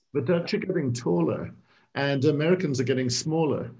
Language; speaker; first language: English; native; English